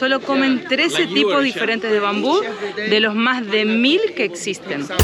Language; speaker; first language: Spanish; native; Spanish